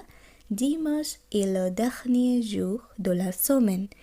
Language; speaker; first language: French; non-native, fluent; Bangla